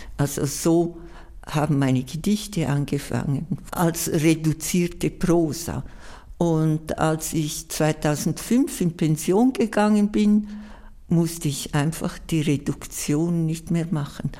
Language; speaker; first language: German; non-native, local second language; Romansh